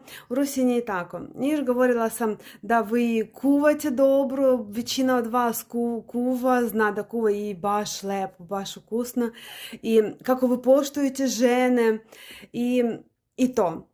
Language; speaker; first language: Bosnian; non-native, learner; Russian